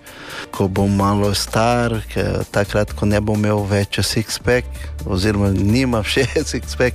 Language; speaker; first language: Slovenian; non-native, learner; Portuguese